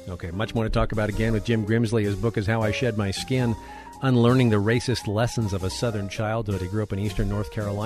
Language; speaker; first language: English; native; English